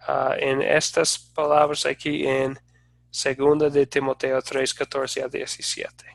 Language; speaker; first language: Spanish; non-native, fluent; English